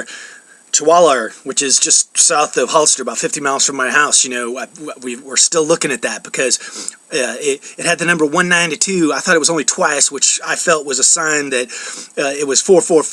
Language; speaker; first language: English; native; English